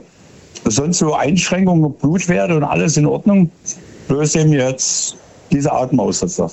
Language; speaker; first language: German; native; German